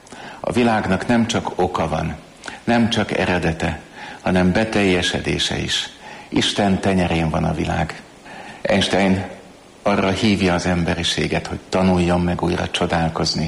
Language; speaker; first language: Hungarian; native; Hungarian